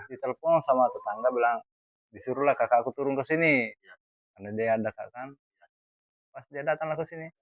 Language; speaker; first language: Indonesian; non-native, local second language; Buginese